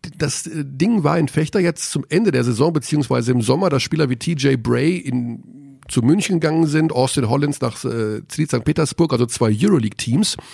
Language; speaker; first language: German; native; German